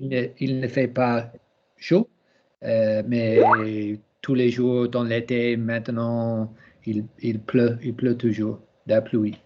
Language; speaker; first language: French; non-native, learner; English